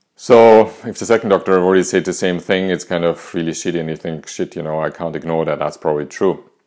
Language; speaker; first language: English; non-native, fluent; German